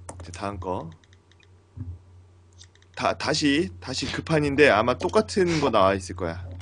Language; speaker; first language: Korean; native; Korean